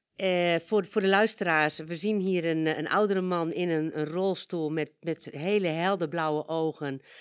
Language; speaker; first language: Dutch; native; Dutch